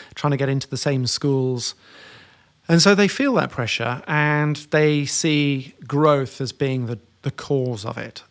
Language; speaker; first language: English; native; English